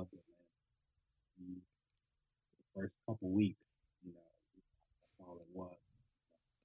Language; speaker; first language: English; native; English